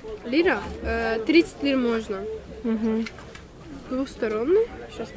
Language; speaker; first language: Russian; native; Russian